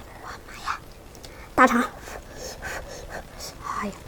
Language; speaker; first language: Chinese; native; Chinese